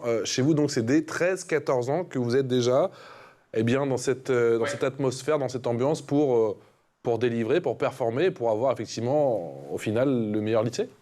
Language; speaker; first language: French; native; French